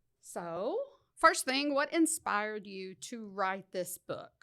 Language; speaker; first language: English; native; English